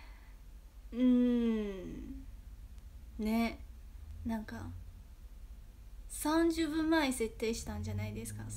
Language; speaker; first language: Japanese; non-native, fluent; Chinese